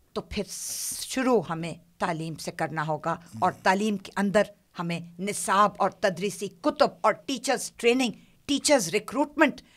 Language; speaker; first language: Urdu; non-native, local second language; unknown